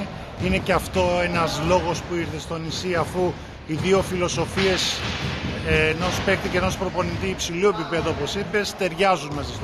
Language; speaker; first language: Greek; native; Greek